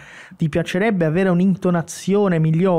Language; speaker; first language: Italian; non-native, fluent; Portuguese